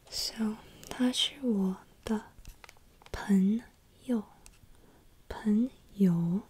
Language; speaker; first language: Chinese; non-native, fluent; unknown